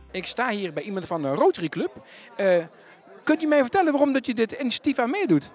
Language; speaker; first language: Dutch; native; Dutch